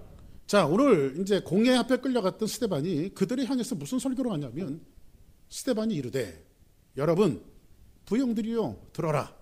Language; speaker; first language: Korean; native; Korean